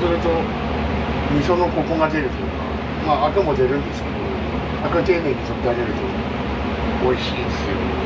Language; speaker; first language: Japanese; native; Japanese